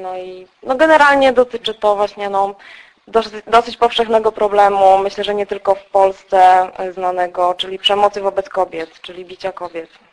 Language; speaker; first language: Polish; native; Polish